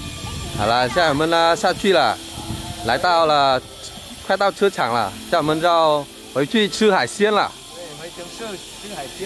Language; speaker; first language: Chinese; non-native, learner; Vietnamese